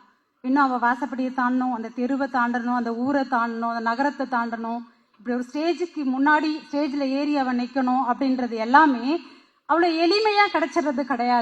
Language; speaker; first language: Tamil; native; Tamil